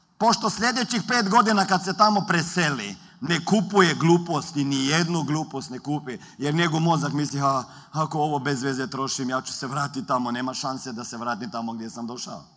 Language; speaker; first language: Croatian; native; Croatian